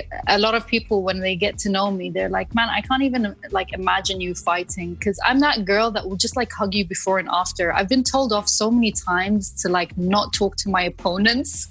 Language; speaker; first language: English; native; English